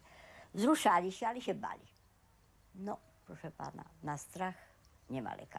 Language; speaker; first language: Polish; native; Polish